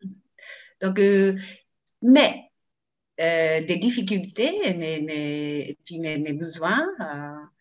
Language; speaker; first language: French; non-native, learner; Japanese